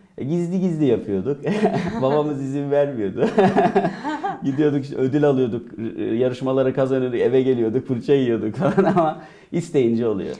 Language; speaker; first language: Turkish; early bilingual, heritage; Turkish